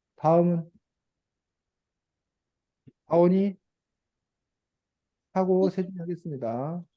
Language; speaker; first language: Korean; native; Korean